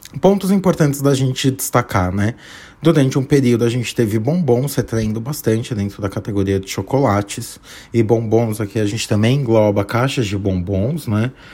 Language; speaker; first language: Portuguese; native; Portuguese